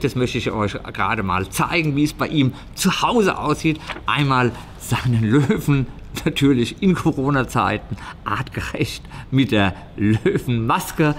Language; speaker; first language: German; native; German